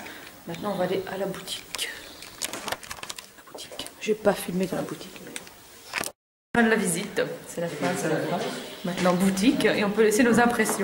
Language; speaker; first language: French; native; French